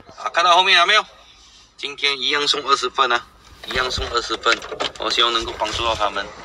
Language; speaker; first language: Chinese; native; Chinese